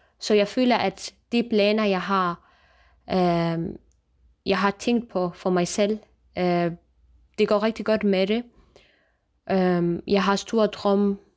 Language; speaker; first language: Danish; non-native, fluent; Kurdish